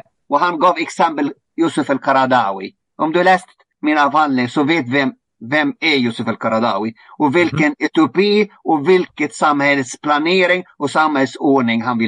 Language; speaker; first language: Swedish; non-native, fluent; Arabic